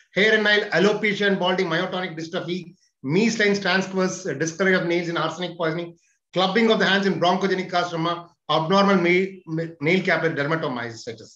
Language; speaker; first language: English; non-native, local second language; Telugu